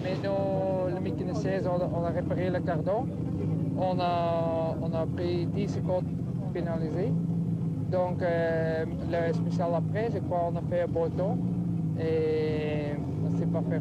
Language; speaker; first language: French; native; French